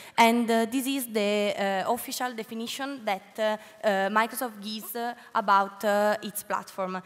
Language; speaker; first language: English; non-native, learner; Italian